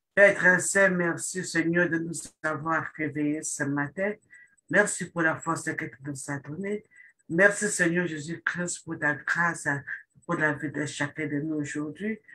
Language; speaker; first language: French; non-native, local second language; Lingala